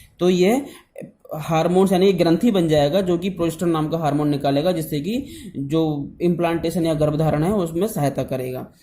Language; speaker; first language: Hindi; native; Hindi